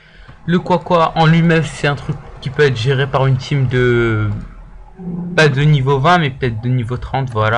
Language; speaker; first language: French; native; French